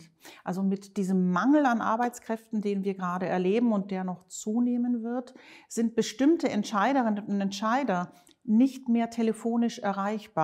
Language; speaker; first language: German; native; German